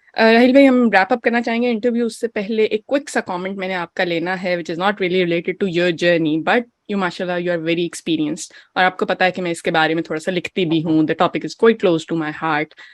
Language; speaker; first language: Urdu; native; Urdu